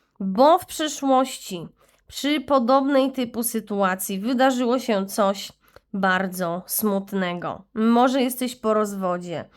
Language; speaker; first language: Polish; native; Polish